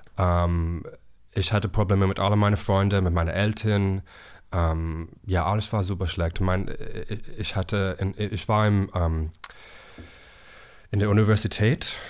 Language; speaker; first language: German; non-native, learner; English